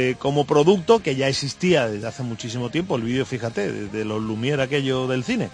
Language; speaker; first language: Spanish; native; Spanish